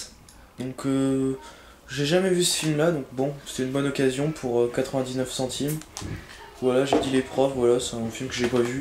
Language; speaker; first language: French; native; French